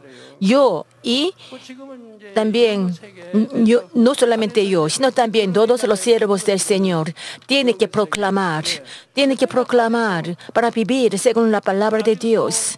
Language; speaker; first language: Spanish; non-native, fluent; Korean